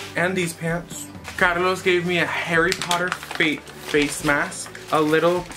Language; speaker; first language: English; early bilingual, other home language; Spanish